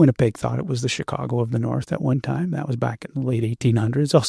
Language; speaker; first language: English; native; English